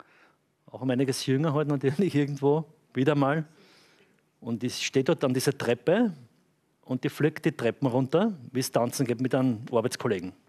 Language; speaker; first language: German; native; German